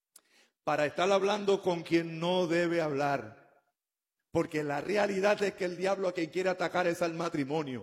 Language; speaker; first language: Spanish; native; Spanish